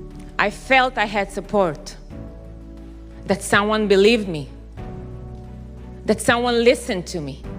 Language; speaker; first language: English; non-native, fluent; Hebrew